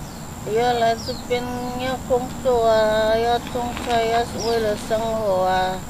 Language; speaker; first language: Chinese; non-native, local second language; Amis